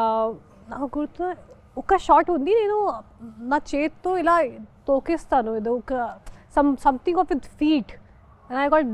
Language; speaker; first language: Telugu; non-native, local second language; Hindi